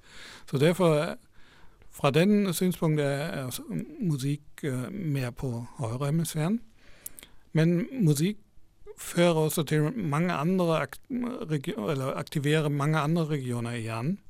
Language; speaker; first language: Norwegian; non-native, fluent; German